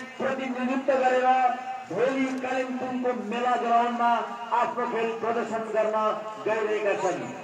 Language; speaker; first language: Nepali; native; Nepali